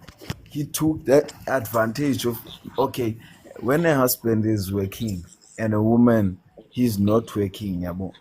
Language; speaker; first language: English; non-native, learner; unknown